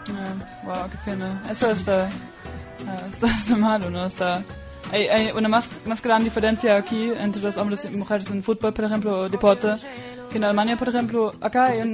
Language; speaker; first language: Spanish; non-native, fluent; German